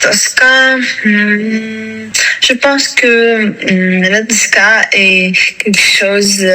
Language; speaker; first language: French; non-native, fluent; Russian